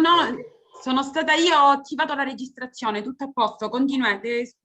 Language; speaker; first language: Italian; native; Italian